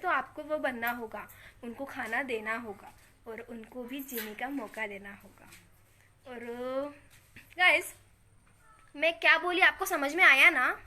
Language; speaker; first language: Hindi; non-native, local second language; Marathi